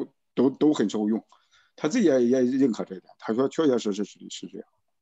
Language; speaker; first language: Chinese; native; Chinese